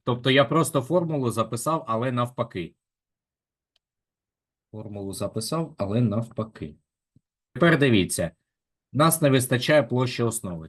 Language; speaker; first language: Ukrainian; native; Ukrainian